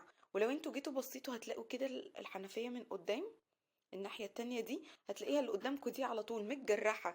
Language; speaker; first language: Arabic; native; Arabic